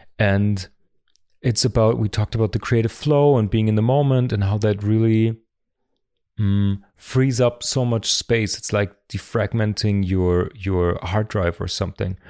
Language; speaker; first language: English; non-native, fluent; German